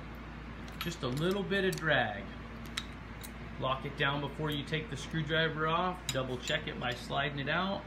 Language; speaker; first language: English; native; English